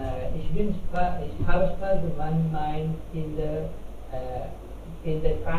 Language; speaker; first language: German; non-native, learner; Hindi